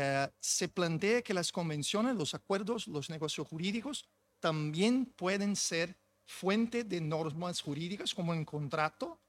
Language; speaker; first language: Spanish; non-native, fluent; Portuguese